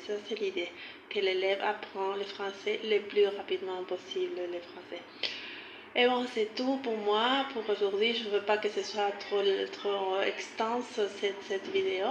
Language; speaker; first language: French; non-native, fluent; Spanish